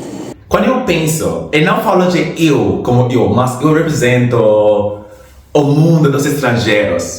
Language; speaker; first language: Portuguese; non-native, fluent; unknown